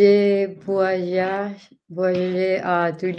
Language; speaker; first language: French; non-native, learner; Spanish